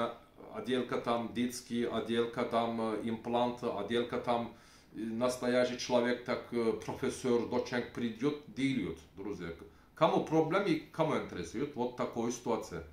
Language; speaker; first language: Russian; non-native, learner; Turkish